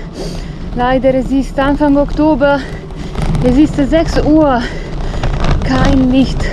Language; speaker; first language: German; non-native, fluent; Italian